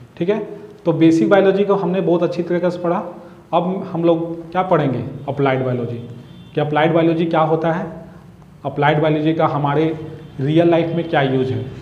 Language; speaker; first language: Hindi; native; Hindi